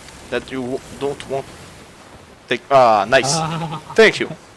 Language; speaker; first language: English; non-native, learner; French